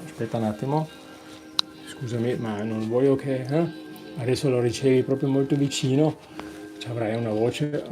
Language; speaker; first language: Italian; non-native, fluent; German